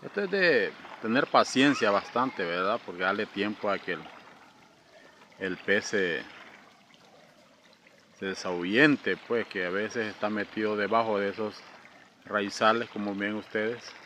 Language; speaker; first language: Spanish; native; Spanish